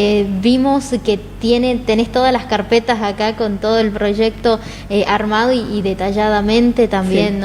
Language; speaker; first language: Spanish; native; Spanish